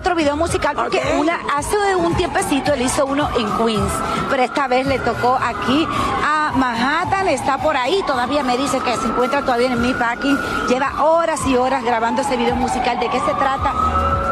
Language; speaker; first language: Spanish; native; Spanish